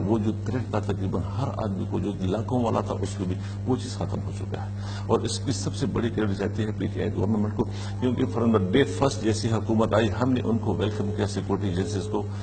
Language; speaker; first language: Urdu; non-native, local second language; Pashto